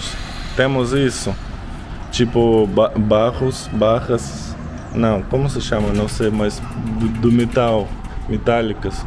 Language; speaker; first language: Portuguese; non-native, learner; Russian